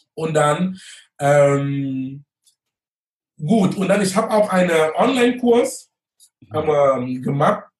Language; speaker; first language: German; non-native, fluent; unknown